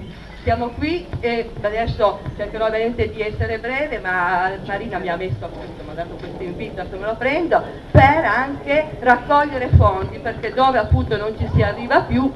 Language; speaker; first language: Italian; native; Italian